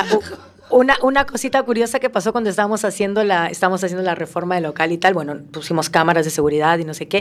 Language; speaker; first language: Spanish; native; Spanish